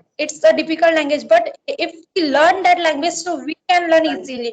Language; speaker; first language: English; non-native, learner; Marathi